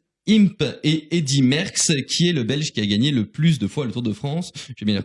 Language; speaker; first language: French; native; French